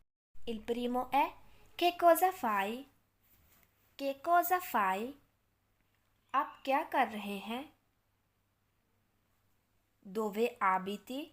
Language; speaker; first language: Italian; non-native, fluent; Urdu